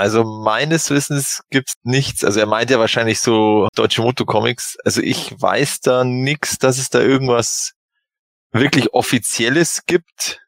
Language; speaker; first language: German; native; German